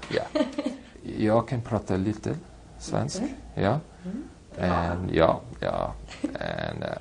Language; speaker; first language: Swedish; non-native, learner; English